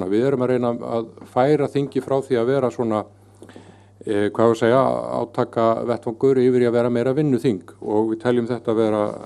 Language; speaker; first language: Icelandic; native; Icelandic